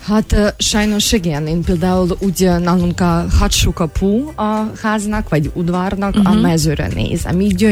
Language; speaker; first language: Hungarian; non-native, learner; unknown